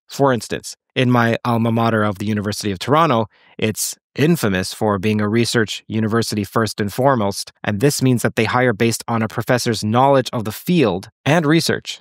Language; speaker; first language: English; native; English